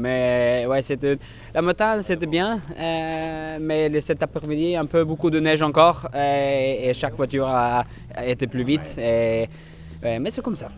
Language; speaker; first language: French; non-native, learner; Swedish